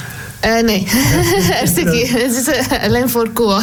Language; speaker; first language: Dutch; non-native, learner; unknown